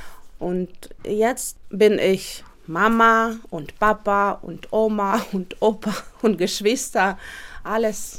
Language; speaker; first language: German; non-native, learner; Russian